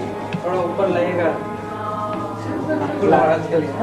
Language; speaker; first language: Hindi; non-native, local second language; Bangla